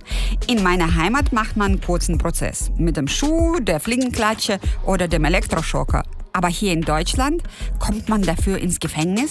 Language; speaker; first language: German; non-native, fluent; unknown